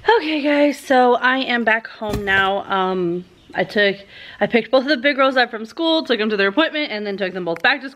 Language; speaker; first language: English; native; English